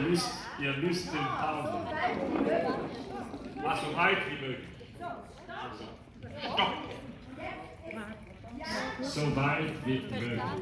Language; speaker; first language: German; non-native, local second language; French